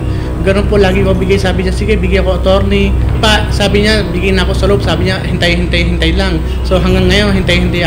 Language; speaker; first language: Filipino; non-native, learner; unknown